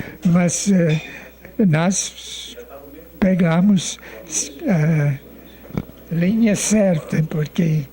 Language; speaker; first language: Portuguese; non-native, fluent; English